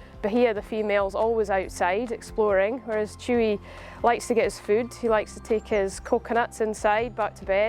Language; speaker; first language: English; native; English